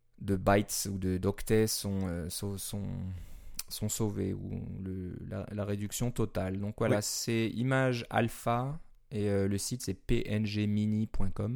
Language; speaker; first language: French; native; French